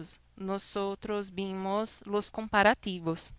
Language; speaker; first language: Spanish; non-native, fluent; Portuguese